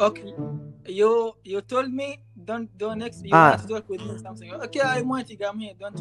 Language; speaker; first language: English; non-native, learner; Arabic